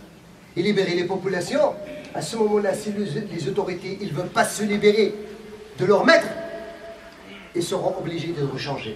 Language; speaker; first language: French; non-native, fluent; Arabic